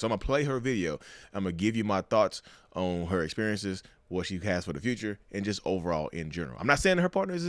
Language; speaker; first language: English; native; English